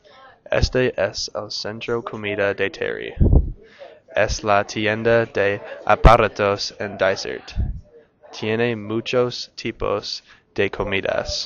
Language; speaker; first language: Spanish; non-native, learner; English